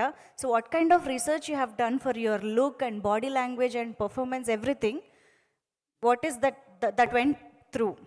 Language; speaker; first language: Telugu; native; Telugu